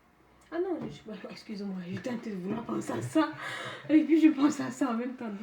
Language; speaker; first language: French; native; French